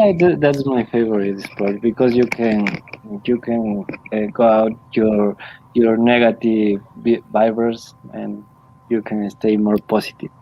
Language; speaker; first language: English; non-native, learner; Spanish